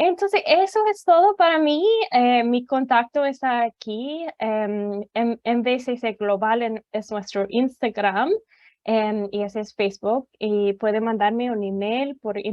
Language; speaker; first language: Spanish; non-native, fluent; English